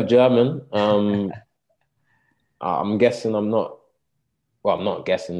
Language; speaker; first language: English; native; English